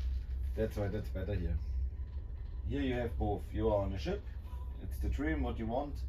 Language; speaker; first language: English; non-native, learner; German